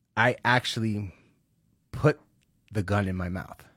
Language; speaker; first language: English; early bilingual, other home language; Spanish